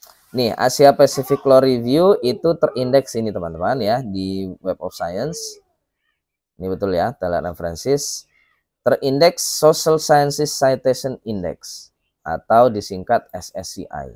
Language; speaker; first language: Indonesian; native; Indonesian